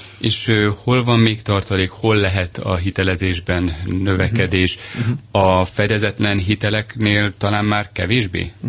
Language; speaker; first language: Hungarian; native; Hungarian